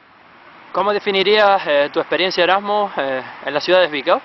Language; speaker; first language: Spanish; native; Spanish